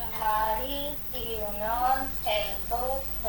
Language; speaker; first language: Korean; non-native, learner; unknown